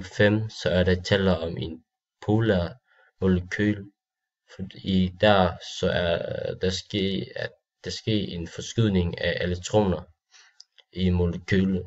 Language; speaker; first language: Danish; non-native, learner; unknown